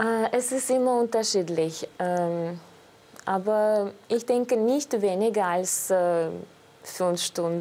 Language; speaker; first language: German; non-native, fluent; Russian